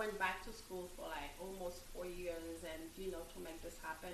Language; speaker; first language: English; non-native, fluent; French